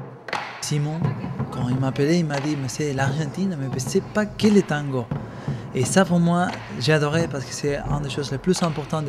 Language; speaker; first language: French; non-native, fluent; Spanish